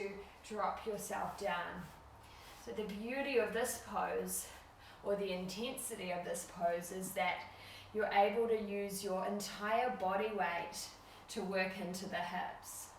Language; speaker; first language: English; native; English